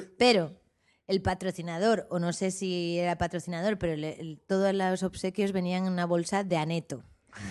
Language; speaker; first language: Spanish; native; Spanish